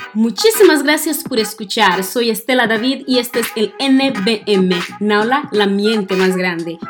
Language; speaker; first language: Spanish; non-native, fluent; Portuguese